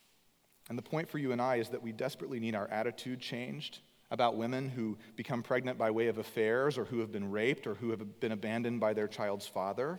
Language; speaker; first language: English; native; English